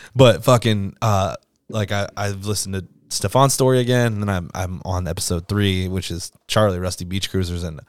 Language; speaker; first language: English; native; English